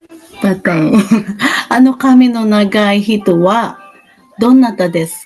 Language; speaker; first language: Japanese; non-native, learner; Filipino